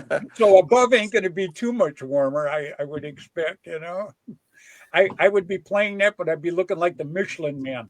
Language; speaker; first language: English; native; English